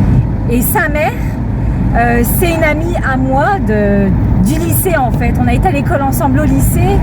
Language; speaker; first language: French; native; French